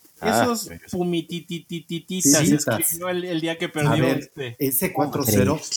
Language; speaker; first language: Spanish; native; Spanish